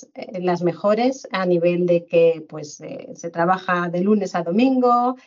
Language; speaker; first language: Spanish; native; Spanish